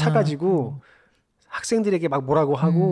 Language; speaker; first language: Korean; native; Korean